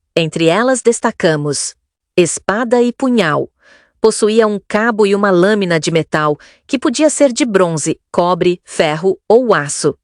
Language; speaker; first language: Portuguese; native; Portuguese